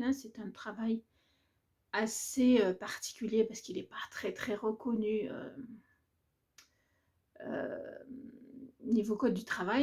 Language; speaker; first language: French; native; French